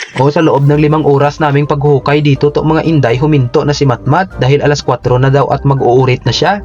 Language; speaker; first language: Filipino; non-native, local second language; Hiligaynon